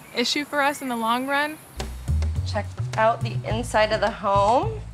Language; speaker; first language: English; native; English